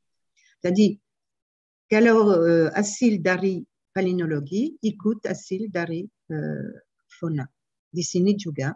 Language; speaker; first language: Indonesian; non-native, learner; French